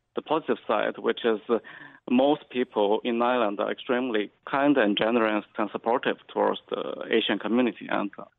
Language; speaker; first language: English; non-native, fluent; Chinese